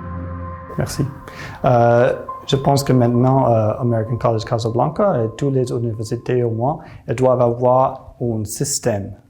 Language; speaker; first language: French; non-native, learner; English